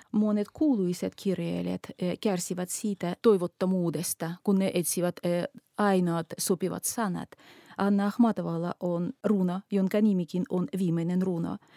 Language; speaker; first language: Finnish; non-native, fluent; Russian